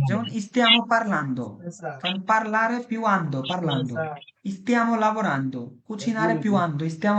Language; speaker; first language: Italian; non-native, fluent; Bangla